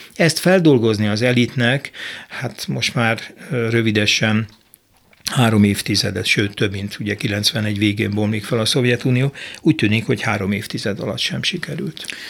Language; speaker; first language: Hungarian; native; Hungarian